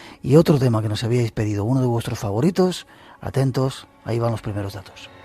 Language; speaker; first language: Spanish; native; Spanish